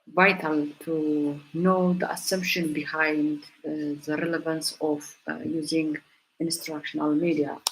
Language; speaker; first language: English; non-native, local second language; Amharic